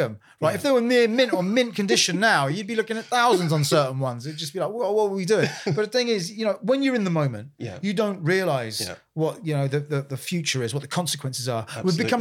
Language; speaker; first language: English; native; English